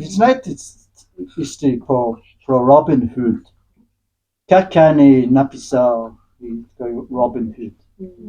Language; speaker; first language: Russian; non-native, learner; English